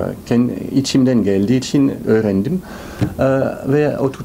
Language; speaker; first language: Turkish; non-native, fluent; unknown